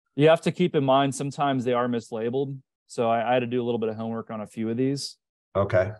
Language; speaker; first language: English; native; English